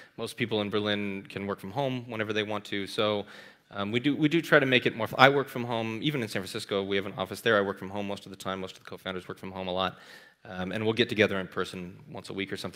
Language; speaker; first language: English; native; English